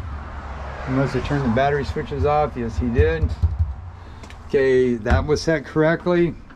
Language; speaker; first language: English; native; English